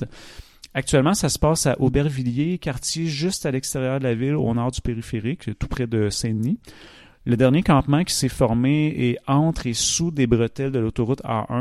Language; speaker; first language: French; native; French